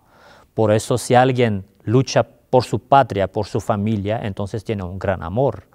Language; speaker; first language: Spanish; non-native, fluent; Armenian